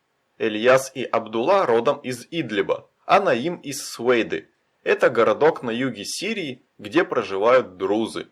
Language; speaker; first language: Russian; native; Russian